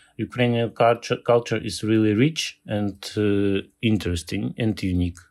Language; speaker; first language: English; non-native, learner; Ukrainian